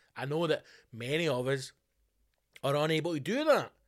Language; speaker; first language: English; native; English